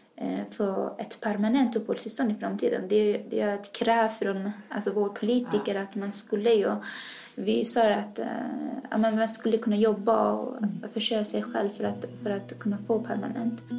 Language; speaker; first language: Swedish; non-native, fluent; Persian